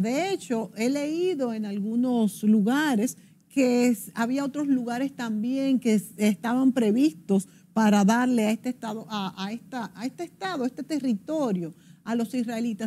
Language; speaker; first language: Spanish; native; Spanish